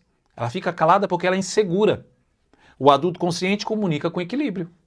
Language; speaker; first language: Portuguese; native; Portuguese